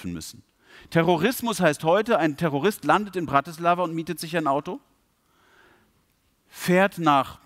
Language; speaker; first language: German; native; German